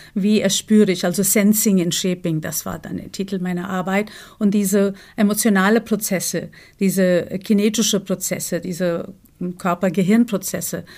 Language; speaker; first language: German; non-native, fluent; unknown